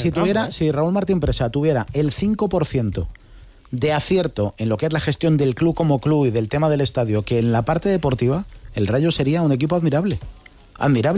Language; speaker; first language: Spanish; native; Spanish